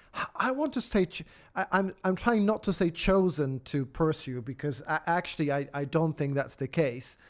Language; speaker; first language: English; non-native, fluent; Polish